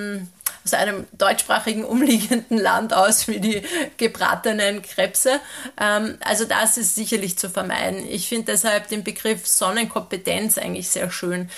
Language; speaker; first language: German; native; German